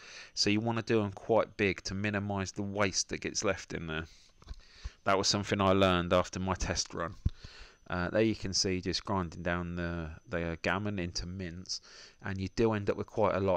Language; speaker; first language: English; native; English